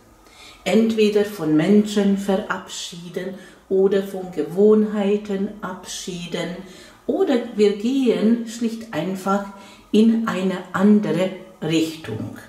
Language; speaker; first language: German; non-native, fluent; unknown